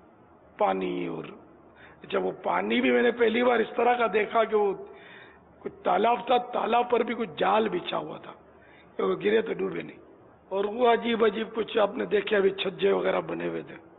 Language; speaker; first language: Urdu; native; Urdu